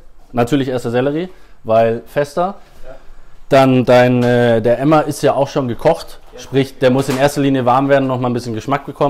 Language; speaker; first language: German; native; German